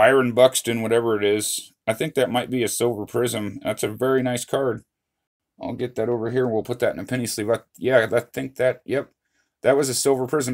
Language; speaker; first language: English; native; English